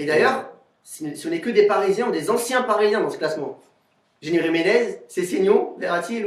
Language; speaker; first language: French; native; French